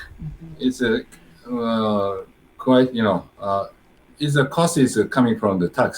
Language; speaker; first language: English; non-native, learner; Japanese